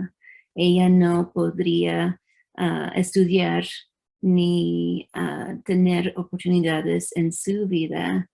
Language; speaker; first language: Spanish; early bilingual, heritage; English